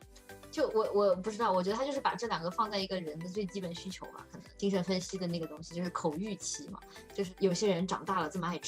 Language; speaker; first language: Chinese; native; Chinese